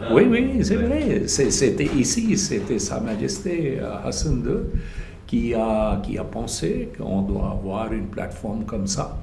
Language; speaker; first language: French; non-native, fluent; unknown